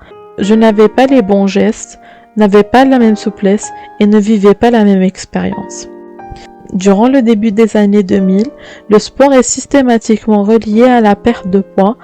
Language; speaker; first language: French; native; French